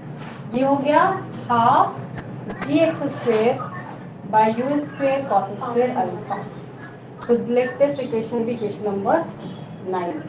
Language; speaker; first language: Hindi; native; Hindi